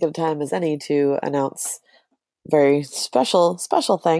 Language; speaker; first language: English; native; English